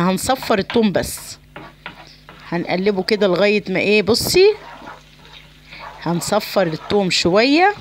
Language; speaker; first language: Arabic; native; Arabic